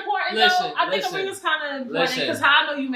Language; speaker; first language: English; native; English